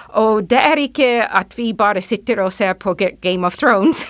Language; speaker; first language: Norwegian; non-native, fluent; English